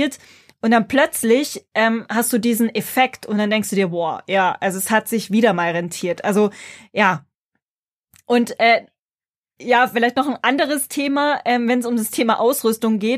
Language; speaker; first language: German; native; German